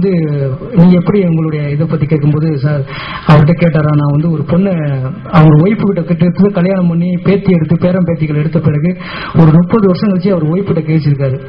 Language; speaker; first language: Tamil; native; Tamil